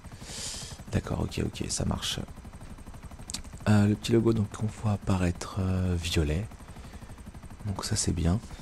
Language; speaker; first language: French; native; French